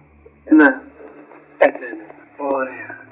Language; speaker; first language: Greek; non-native, fluent; Portuguese